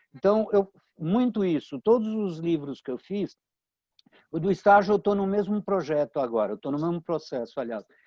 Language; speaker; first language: Portuguese; early bilingual, other home language; Italian